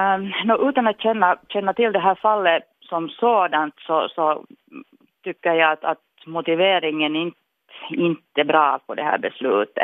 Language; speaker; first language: Swedish; native; Swedish